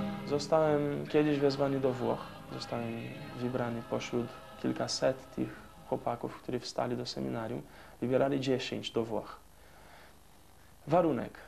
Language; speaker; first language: Polish; non-native, fluent; Portuguese